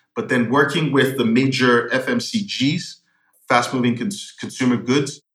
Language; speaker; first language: English; non-native, local second language; Yoruba